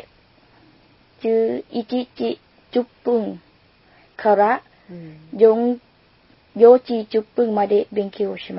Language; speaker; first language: Japanese; non-native, learner; Lao